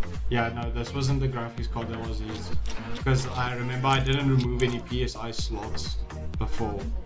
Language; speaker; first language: English; non-native, local second language; Afrikaans